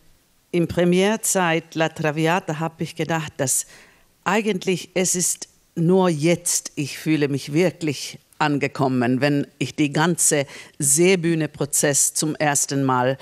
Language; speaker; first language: German; non-native, fluent; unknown